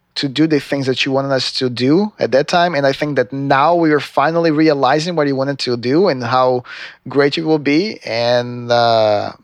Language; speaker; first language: English; non-native, fluent; Portuguese